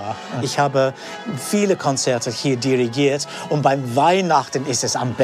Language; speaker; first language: German; non-native, fluent; English